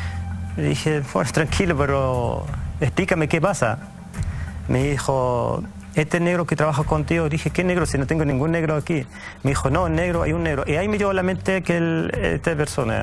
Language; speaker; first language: Spanish; native; Spanish